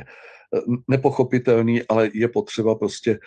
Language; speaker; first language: Czech; native; Czech